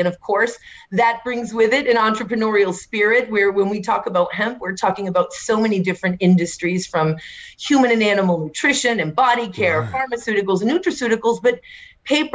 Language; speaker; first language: English; native; English